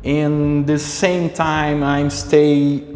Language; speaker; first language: English; non-native, local second language; Portuguese